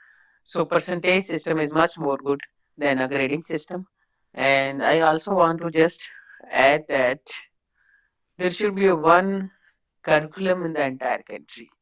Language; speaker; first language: English; non-native, fluent; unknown